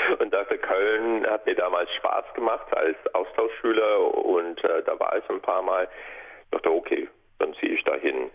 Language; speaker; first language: German; non-native, fluent; English